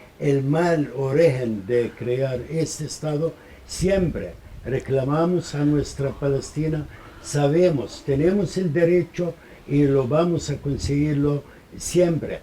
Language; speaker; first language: Spanish; non-native, fluent; Arabic